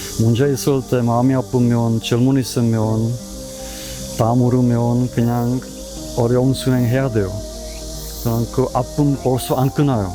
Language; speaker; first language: Korean; non-native, learner; Czech